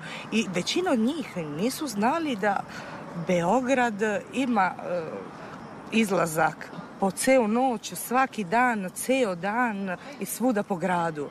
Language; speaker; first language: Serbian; non-native, fluent; Italian